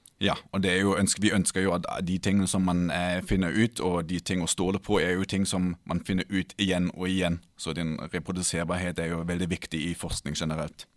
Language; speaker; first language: Norwegian; non-native, fluent; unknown